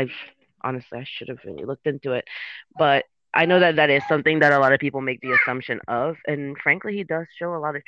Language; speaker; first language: English; non-native, fluent; Spanish